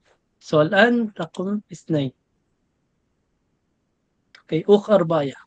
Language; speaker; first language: Arabic; non-native, fluent; Filipino